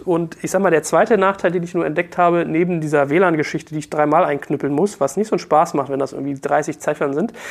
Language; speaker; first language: German; native; German